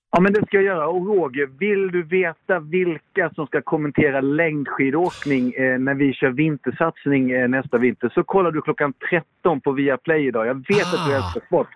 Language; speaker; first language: Swedish; native; Swedish